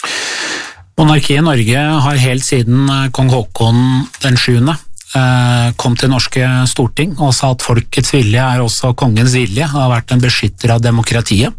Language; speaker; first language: Norwegian; native; Norwegian